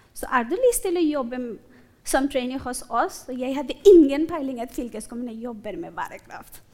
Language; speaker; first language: Norwegian; non-native, fluent; Bangla